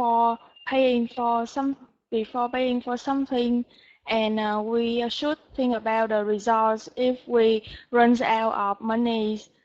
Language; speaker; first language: English; non-native, learner; Vietnamese